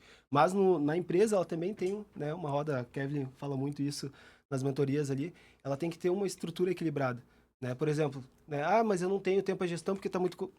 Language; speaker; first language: Portuguese; native; Portuguese